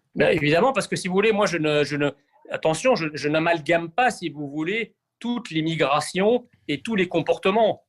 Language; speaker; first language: French; early bilingual, other home language; Arabic